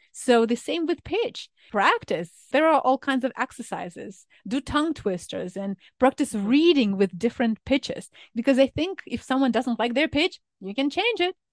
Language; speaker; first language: English; non-native, fluent; Ukrainian